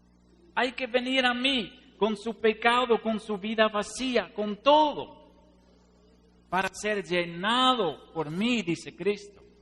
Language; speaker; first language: Spanish; non-native, fluent; Dutch